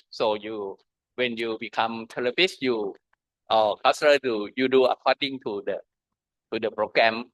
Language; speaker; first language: English; non-native, learner; Thai